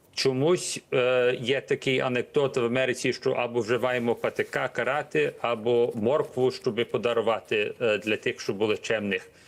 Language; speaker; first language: Ukrainian; early bilingual, heritage; Ukrainian